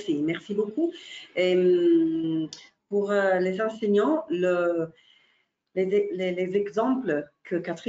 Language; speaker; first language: French; non-native, fluent; Italian